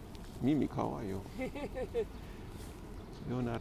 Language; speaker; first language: Japanese; non-native, learner; English